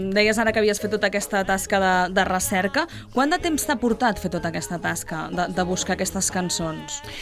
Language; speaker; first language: Catalan; native; Catalan